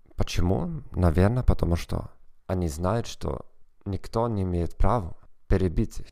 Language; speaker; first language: Russian; non-native, fluent; German